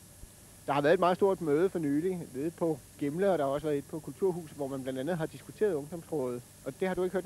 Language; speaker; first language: Danish; native; Danish